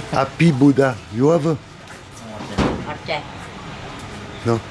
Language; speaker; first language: English; non-native, learner; French